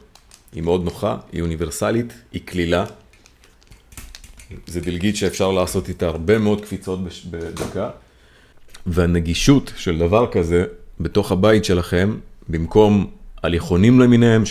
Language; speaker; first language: Hebrew; native; Hebrew